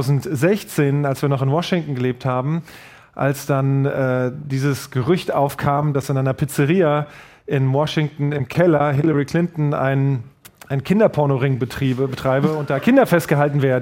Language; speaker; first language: German; native; German